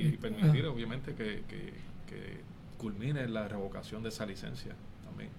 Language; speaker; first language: Spanish; native; Spanish